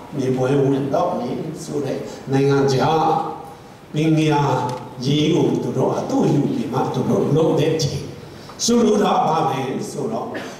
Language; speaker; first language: Burmese; non-native, local second language; Tedim Chin